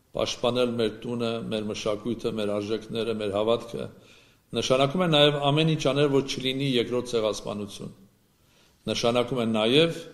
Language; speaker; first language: Armenian; native; Armenian